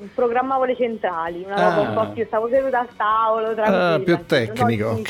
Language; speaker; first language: Italian; native; Italian